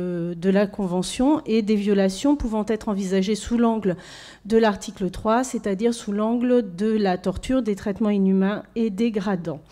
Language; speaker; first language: French; native; French